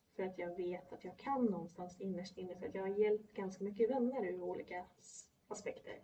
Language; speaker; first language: Swedish; early bilingual, other home language; Polish